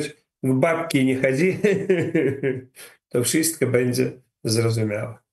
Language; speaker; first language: Polish; non-native, learner; Ukrainian